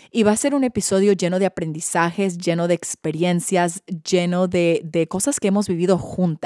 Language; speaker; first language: Spanish; early bilingual, heritage; Spanish